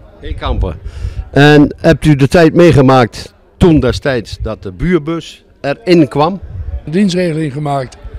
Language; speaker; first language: Dutch; native; Dutch